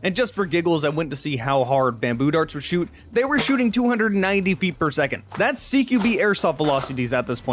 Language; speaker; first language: English; native; English